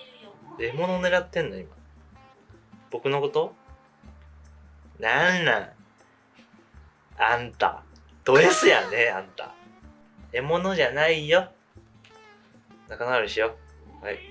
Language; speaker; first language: Japanese; native; Japanese